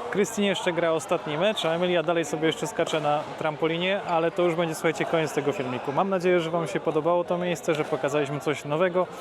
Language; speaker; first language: Polish; native; Polish